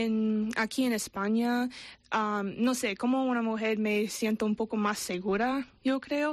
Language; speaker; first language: Spanish; non-native, fluent; English